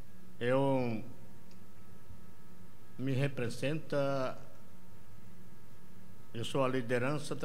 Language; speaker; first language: Portuguese; non-native, local second language; Yanomámi